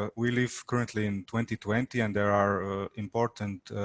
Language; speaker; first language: English; non-native, fluent; Slovenian